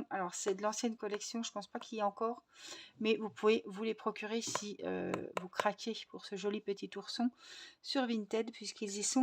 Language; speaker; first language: French; native; French